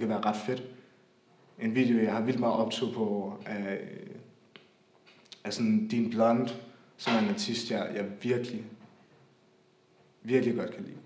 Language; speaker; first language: Danish; native; Danish